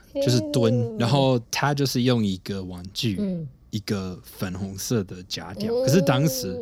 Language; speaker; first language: Chinese; non-native, fluent; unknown